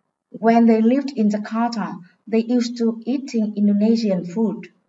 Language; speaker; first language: English; non-native, fluent; Vietnamese